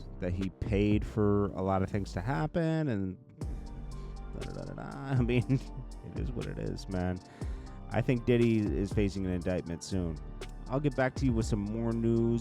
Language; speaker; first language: English; native; English